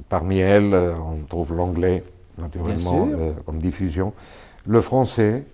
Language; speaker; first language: French; non-native, fluent; Spanish